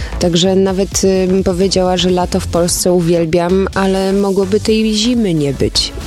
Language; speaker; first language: Polish; early bilingual, heritage; Polish